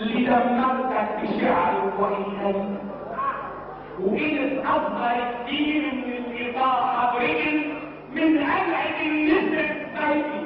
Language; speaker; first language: Arabic; native; Arabic